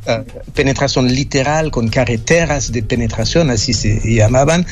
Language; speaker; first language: Spanish; non-native, fluent; French